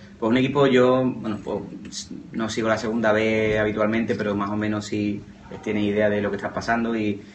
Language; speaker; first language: Spanish; native; Spanish